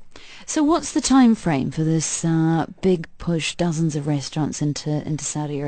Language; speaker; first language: English; native; English